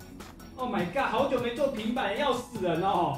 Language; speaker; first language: Chinese; native; Chinese